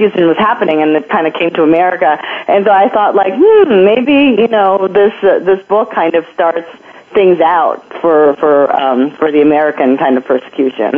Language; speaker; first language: English; non-native, local second language; Filipino